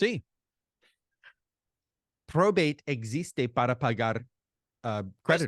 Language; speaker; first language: Spanish; non-native, fluent; English